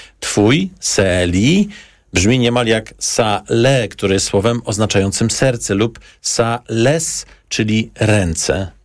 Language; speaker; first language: Polish; native; Polish